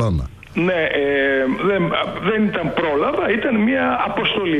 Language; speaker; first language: Greek; native; Greek